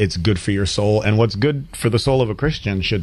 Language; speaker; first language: English; native; English